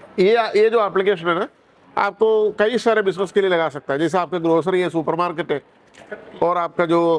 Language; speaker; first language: Hindi; non-native, local second language; Malayalam